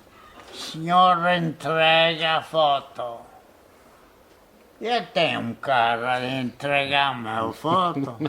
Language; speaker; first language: Portuguese; non-native, fluent; Polish